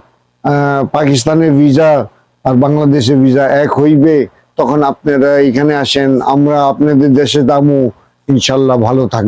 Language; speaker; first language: Bangla; non-native, local second language; Urdu